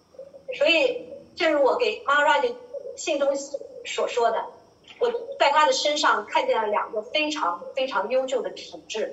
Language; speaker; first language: Chinese; native; Chinese